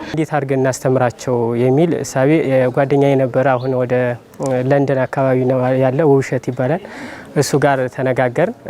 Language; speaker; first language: Amharic; native; Amharic